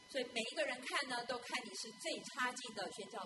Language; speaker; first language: Chinese; native; Chinese